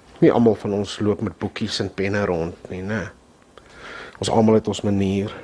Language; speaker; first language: Afrikaans; non-native, local second language; English